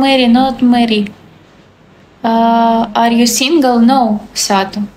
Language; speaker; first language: English; non-native, learner; Russian